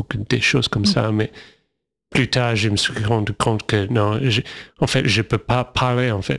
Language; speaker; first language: French; non-native, fluent; English